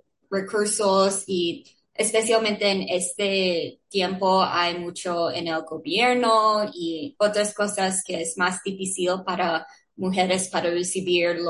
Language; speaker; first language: Spanish; non-native, learner; English